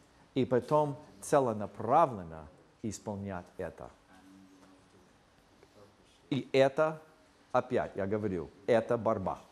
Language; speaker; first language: Russian; non-native, fluent; English